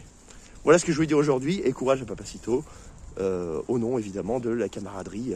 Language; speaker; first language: French; native; French